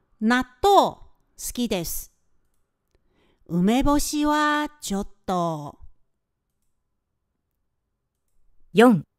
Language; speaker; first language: Japanese; non-native, fluent; Chinese